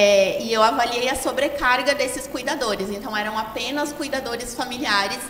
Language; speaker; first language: Portuguese; native; Portuguese